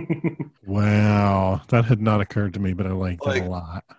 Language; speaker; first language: English; native; English